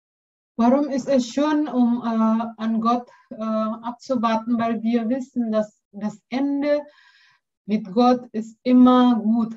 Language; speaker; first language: German; non-native, learner; Indonesian